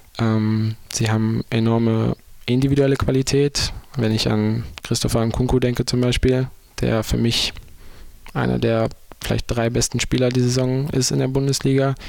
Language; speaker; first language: German; native; German